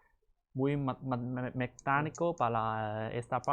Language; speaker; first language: Spanish; non-native, learner; Chinese